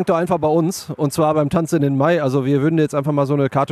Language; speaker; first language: German; native; German